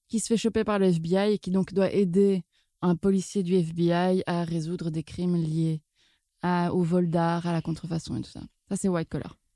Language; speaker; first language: French; native; French